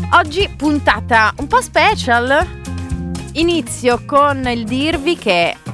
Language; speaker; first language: Italian; native; Italian